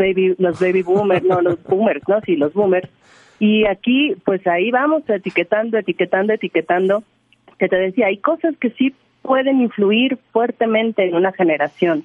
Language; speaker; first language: Spanish; native; Spanish